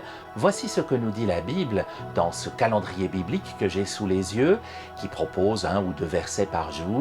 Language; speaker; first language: French; native; French